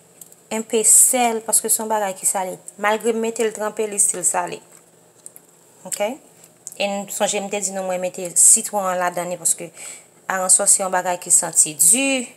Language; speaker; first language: French; non-native, learner; Haitian Creole